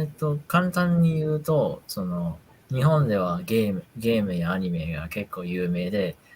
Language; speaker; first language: Japanese; non-native, fluent; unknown